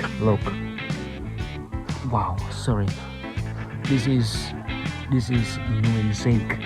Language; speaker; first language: English; non-native, learner; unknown